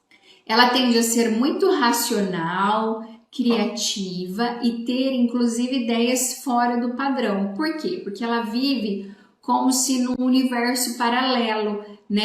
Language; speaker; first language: Portuguese; native; Portuguese